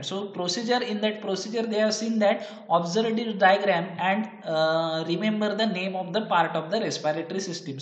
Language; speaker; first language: English; non-native, local second language; Marathi